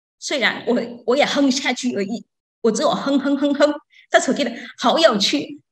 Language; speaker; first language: Chinese; non-native, fluent; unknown